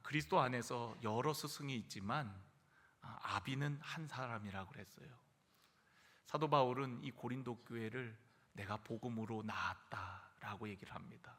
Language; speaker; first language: Korean; native; Korean